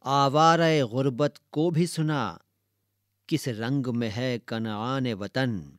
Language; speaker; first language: Urdu; native; Urdu